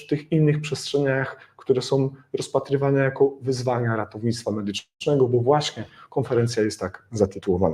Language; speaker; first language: Polish; native; Polish